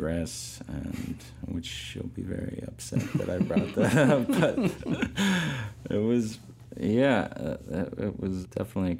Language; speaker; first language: English; native; English